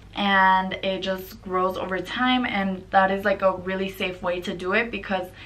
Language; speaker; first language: English; native; English